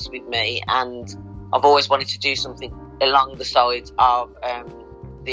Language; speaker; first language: English; native; English